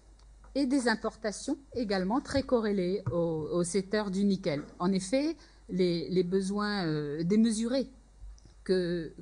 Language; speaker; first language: French; native; French